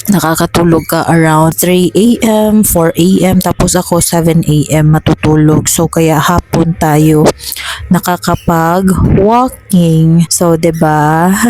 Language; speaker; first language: Filipino; non-native, local second language; Cebuano